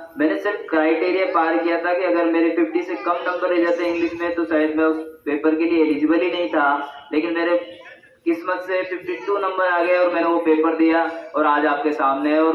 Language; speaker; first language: Hindi; native; Hindi